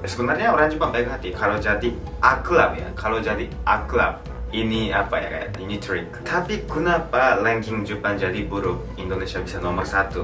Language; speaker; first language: Indonesian; non-native, fluent; Japanese